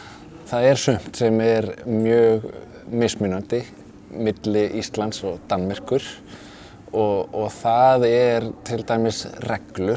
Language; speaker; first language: Icelandic; non-native, fluent; Danish